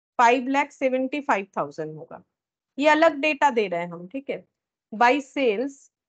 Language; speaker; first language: Hindi; native; Hindi